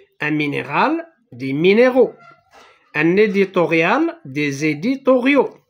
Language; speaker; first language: French; non-native, local second language; Arabic